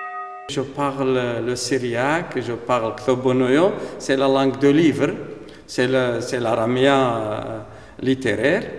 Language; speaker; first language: French; non-native, fluent; Aramaic